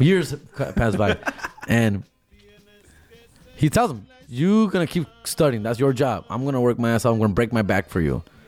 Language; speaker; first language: English; early bilingual, other home language; Spanish